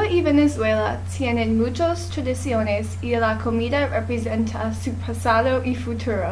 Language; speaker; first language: Spanish; non-native, learner; English